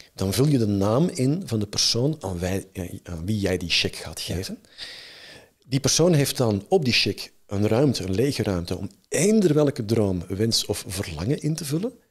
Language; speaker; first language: Dutch; native; Dutch